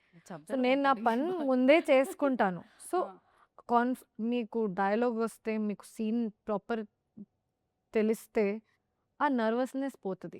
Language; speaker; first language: Telugu; non-native, fluent; Hindi